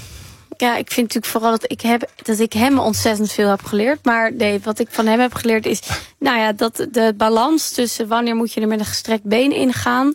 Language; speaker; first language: Dutch; native; Dutch